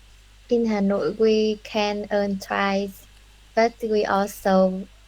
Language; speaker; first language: English; non-native, learner; Vietnamese